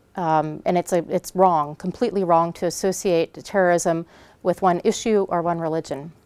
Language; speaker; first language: English; native; English